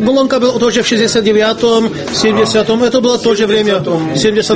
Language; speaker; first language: Russian; non-native, fluent; Czech